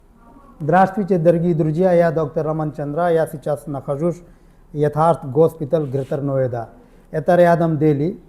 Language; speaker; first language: Russian; non-native, learner; Hindi